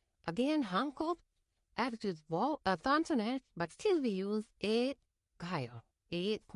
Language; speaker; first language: Korean; non-native, fluent; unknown